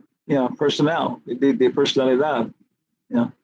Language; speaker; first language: Spanish; non-native, fluent; English